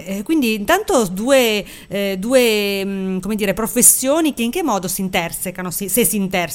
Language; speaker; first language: Italian; native; Italian